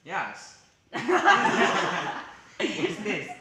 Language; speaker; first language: English; non-native, learner; Hmong